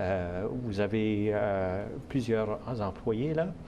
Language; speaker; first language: French; native; French